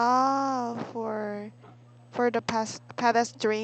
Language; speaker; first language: English; non-native, learner; Korean